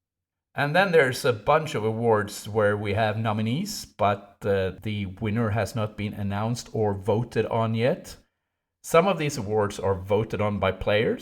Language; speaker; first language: English; non-native, fluent; Swedish